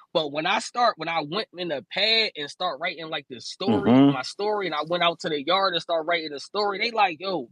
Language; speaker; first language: English; native; English